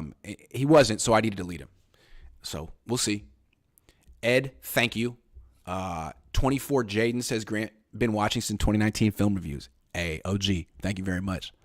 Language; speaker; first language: English; native; English